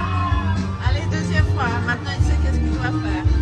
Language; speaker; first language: French; non-native, learner; Croatian